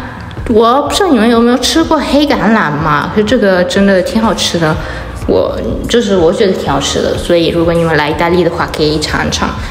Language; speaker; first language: Chinese; early bilingual, heritage; Chinese